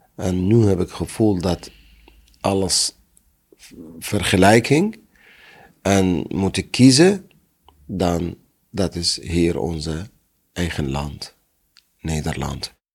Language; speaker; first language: Dutch; non-native, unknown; Arabic